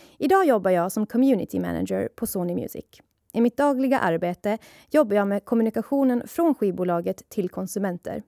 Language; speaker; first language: Swedish; early bilingual, other home language; Persian